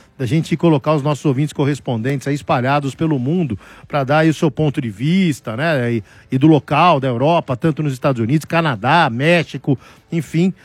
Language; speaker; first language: Portuguese; native; Portuguese